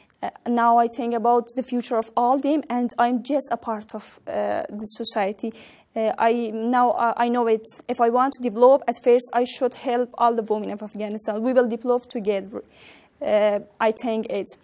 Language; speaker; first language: English; non-native, learner; Persian